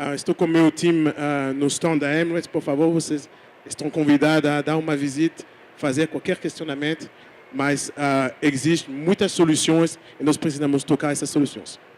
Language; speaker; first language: Portuguese; non-native, fluent; French